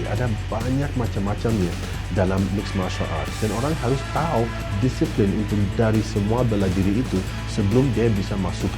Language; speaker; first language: Indonesian; non-native, fluent; English